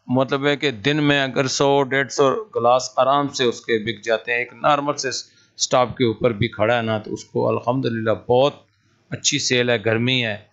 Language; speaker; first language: Urdu; non-native, local second language; Punjabi